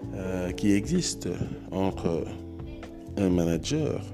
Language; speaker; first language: French; non-native, local second language; Wolof